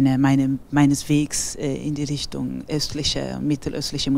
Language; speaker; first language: German; non-native, fluent; Italian